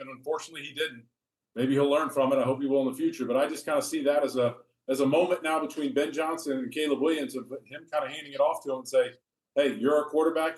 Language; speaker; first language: English; native; English